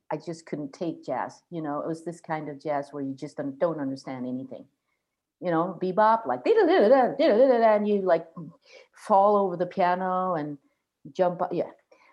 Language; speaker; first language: English; non-native, fluent; Swedish